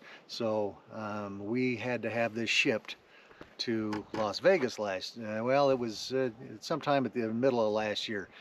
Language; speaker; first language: English; native; English